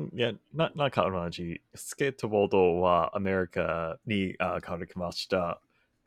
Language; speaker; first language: Japanese; non-native, learner; English